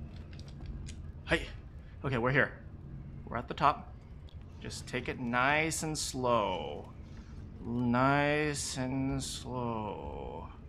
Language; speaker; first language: English; native; English